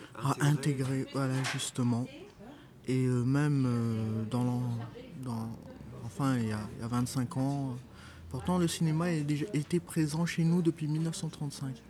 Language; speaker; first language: French; non-native, local second language; Malagasy